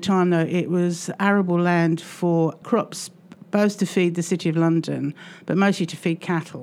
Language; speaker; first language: English; native; English